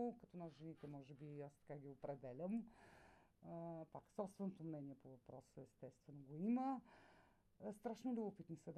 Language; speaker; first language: Bulgarian; native; Bulgarian